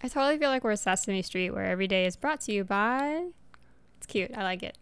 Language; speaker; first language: English; early bilingual, other home language; Spanish